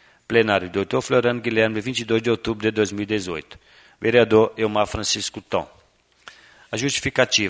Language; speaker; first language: Portuguese; native; Portuguese